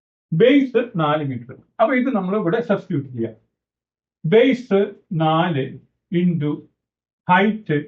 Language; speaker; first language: Malayalam; native; Malayalam